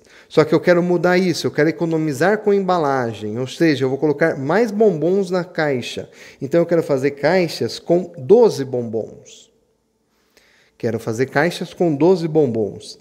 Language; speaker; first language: Portuguese; native; Portuguese